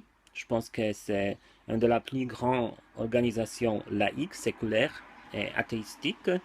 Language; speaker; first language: French; non-native, learner; Polish